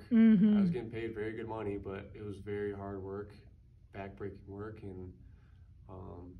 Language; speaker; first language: English; native; English